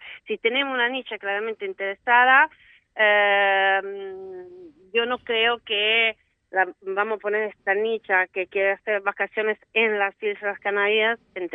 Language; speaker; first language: Spanish; non-native, fluent; Italian